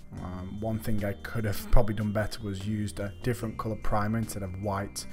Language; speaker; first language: English; native; English